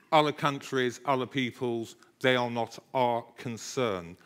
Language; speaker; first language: English; native; English